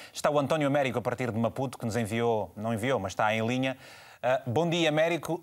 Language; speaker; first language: Portuguese; native; Portuguese